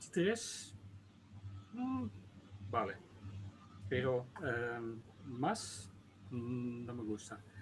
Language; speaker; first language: Spanish; non-native, learner; Dutch